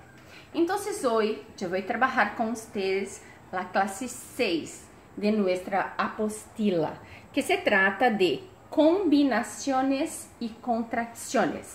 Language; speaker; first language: Spanish; non-native, fluent; Portuguese